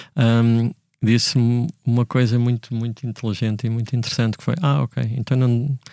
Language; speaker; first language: Portuguese; native; Portuguese